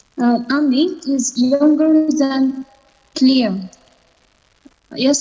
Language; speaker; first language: English; non-native, learner; Arabic